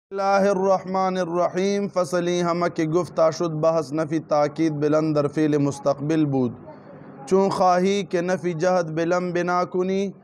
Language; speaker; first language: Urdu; non-native, local second language; Pashto